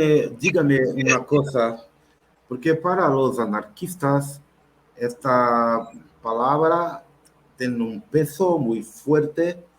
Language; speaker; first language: Spanish; non-native, local second language; Portuguese